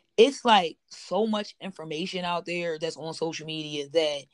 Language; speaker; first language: English; native; English